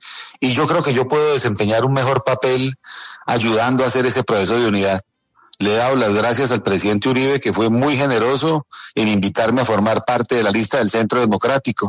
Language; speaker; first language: Spanish; native; Spanish